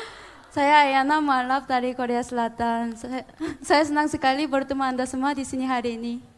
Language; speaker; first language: Indonesian; non-native, fluent; Korean